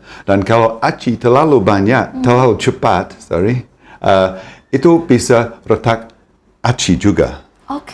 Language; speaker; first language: Indonesian; non-native, fluent; English